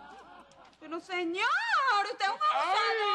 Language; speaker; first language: Spanish; native; Spanish